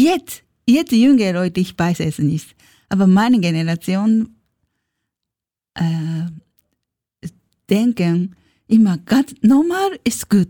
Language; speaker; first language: German; non-native, learner; Japanese